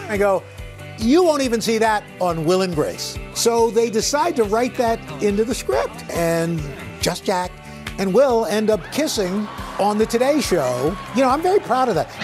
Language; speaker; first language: English; native; English